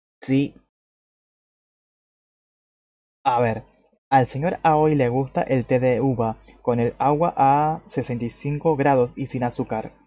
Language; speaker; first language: Spanish; native; Spanish